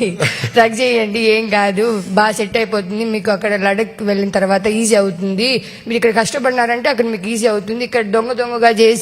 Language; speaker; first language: Telugu; native; Telugu